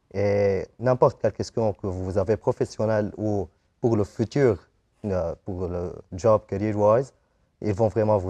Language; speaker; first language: French; non-native, fluent; Arabic